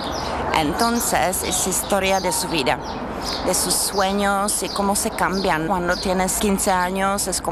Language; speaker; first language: Spanish; non-native, learner; Czech